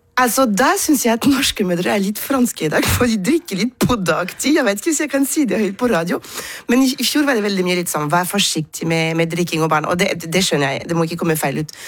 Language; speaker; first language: Norwegian; non-native, fluent; French